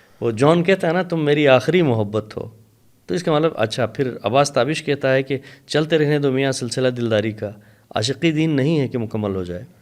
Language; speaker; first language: Urdu; non-native, local second language; Sicilian